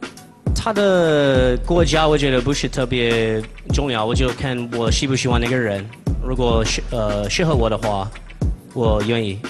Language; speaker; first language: Chinese; non-native, fluent; English